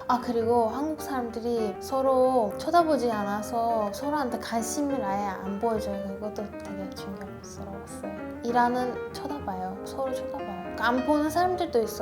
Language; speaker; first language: Korean; non-native, fluent; Persian